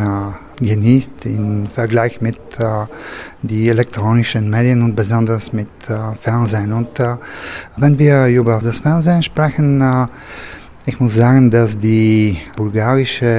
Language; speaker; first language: German; non-native, fluent; Bulgarian